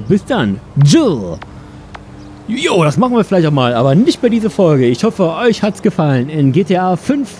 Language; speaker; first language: German; native; German